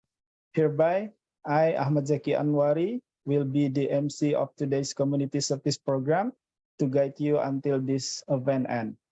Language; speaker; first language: English; non-native, fluent; Indonesian